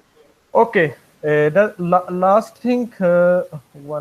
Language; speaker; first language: English; non-native, fluent; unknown